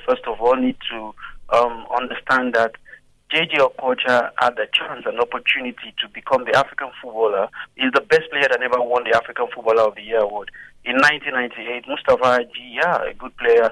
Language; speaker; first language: English; non-native, local second language; Yoruba